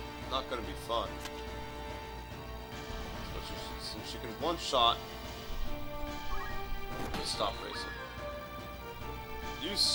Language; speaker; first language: English; native; English